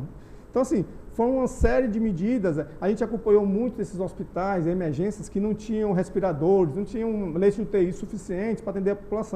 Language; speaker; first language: Portuguese; native; Portuguese